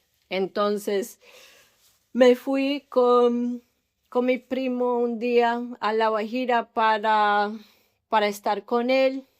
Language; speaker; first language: Spanish; early bilingual, heritage; English